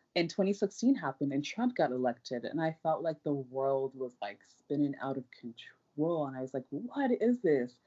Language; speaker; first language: English; non-native, local second language; Yoruba